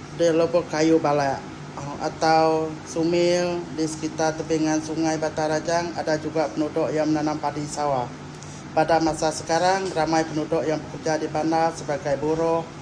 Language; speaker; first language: Malay; non-native, local second language; Iban